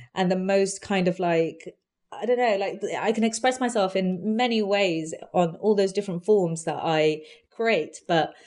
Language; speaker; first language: English; native; English